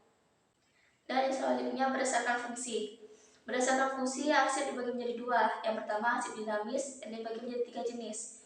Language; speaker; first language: Indonesian; native; Indonesian